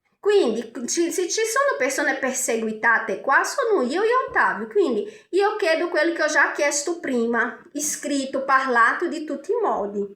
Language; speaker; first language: Italian; non-native, fluent; Portuguese